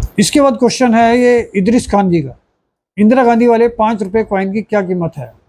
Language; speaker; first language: Hindi; native; Hindi